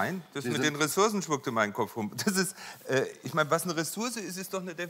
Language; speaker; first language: German; native; German